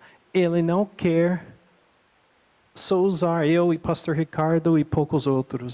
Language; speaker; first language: Portuguese; non-native, fluent; English